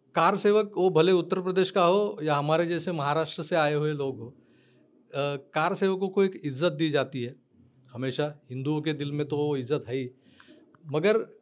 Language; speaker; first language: Hindi; non-native, local second language; Marathi